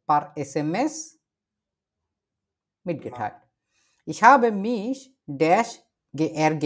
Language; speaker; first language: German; non-native, fluent; Bangla